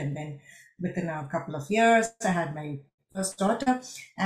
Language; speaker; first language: English; non-native, local second language; Tamil